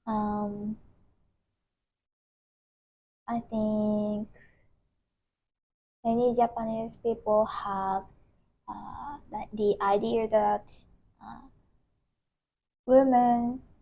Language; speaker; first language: English; non-native, learner; Japanese